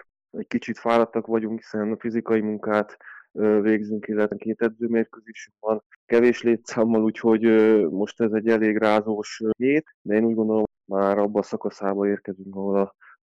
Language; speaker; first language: Hungarian; native; Hungarian